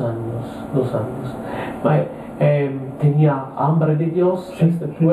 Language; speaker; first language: Spanish; non-native, learner; Italian